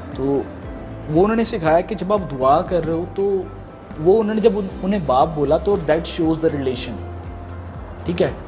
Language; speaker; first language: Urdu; native; Urdu